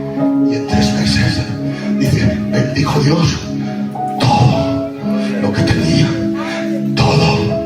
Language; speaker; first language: Spanish; native; Spanish